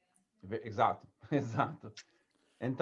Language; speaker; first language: Portuguese; non-native, learner; English